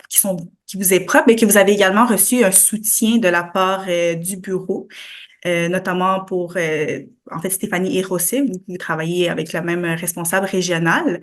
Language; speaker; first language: French; native; French